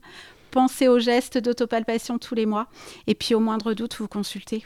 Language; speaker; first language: French; native; French